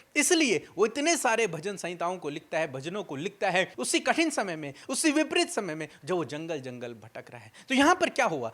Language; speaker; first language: Hindi; native; Hindi